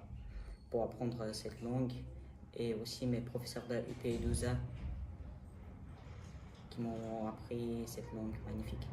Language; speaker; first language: French; non-native, learner; Armenian